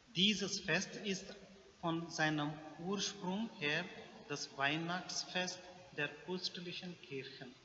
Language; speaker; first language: German; non-native, learner; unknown